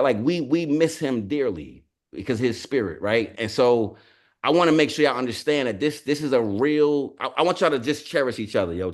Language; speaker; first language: English; native; English